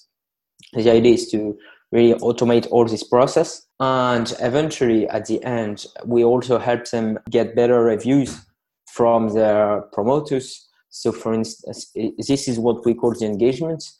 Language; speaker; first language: English; non-native, fluent; French